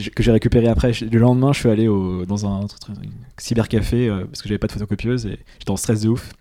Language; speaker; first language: French; native; French